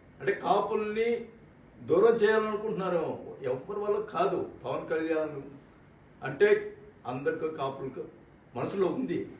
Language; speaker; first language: Telugu; native; Telugu